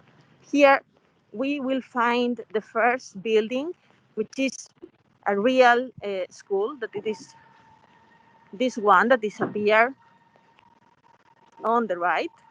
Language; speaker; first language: English; non-native, fluent; Spanish